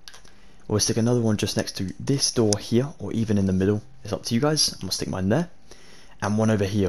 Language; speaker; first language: English; native; English